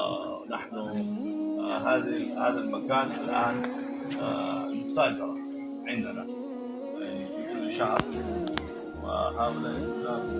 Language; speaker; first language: Arabic; non-native, fluent; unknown